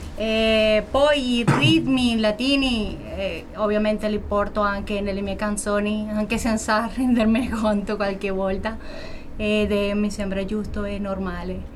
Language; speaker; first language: Italian; non-native, fluent; Spanish